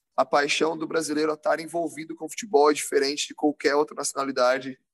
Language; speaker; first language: Portuguese; native; Portuguese